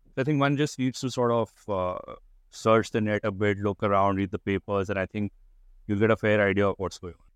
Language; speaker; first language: English; non-native, local second language; Hindi